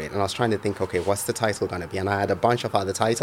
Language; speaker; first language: English; non-native, local second language; Shona